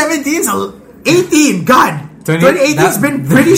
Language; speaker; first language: English; non-native, local second language; Filipino